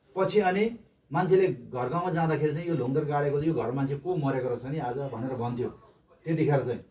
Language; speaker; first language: Nepali; non-native, local second language; Eastern Tamang